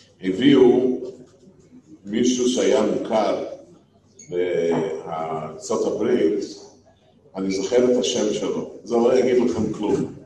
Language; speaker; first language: Hebrew; non-native, fluent; English